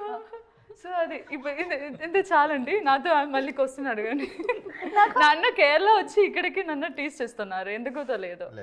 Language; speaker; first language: Telugu; non-native, learner; Malayalam